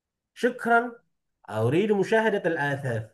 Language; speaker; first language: Arabic; non-native, fluent; Indonesian